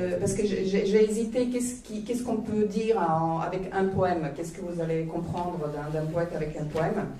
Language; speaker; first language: French; non-native, fluent; Croatian